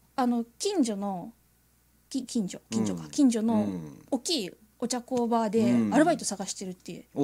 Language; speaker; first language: Japanese; native; Japanese